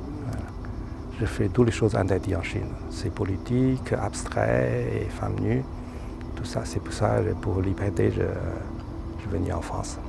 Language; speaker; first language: French; non-native, learner; Chinese